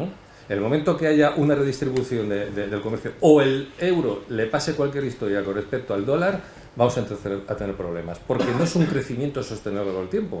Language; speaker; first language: Spanish; native; Spanish